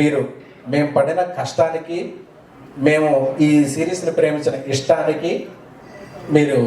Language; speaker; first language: Telugu; native; Telugu